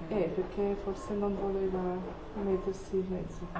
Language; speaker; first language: Italian; non-native, fluent; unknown